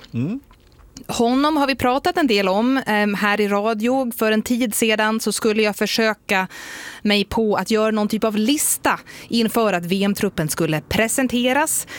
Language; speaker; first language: Swedish; native; Swedish